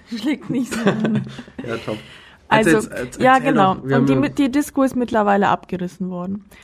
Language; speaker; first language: German; early bilingual, other home language; Russian